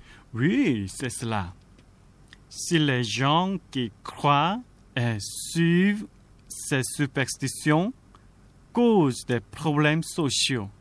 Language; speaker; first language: French; non-native, fluent; Korean